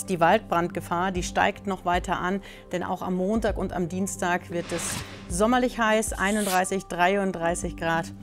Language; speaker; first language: German; native; German